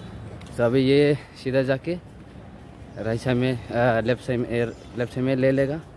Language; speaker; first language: Hindi; non-native, local second language; Kok Borok